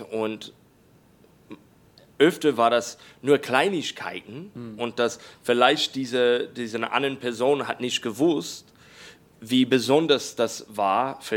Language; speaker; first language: German; non-native, learner; English